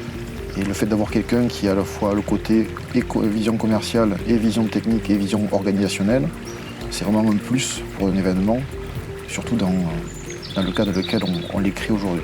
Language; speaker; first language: French; native; French